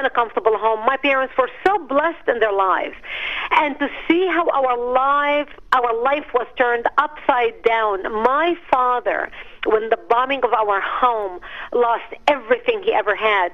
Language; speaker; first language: English; non-native, fluent; Arabic